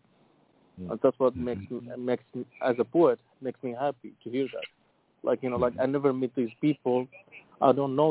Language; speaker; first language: English; non-native, fluent; Arabic